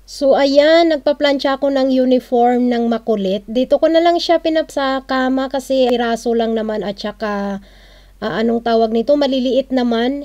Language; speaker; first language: Filipino; non-native, local second language; Cebuano